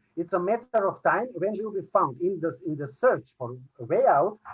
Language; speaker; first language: English; non-native, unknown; Macedonian